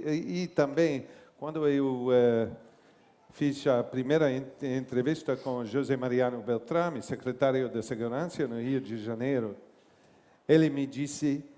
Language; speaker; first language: Portuguese; non-native, learner; English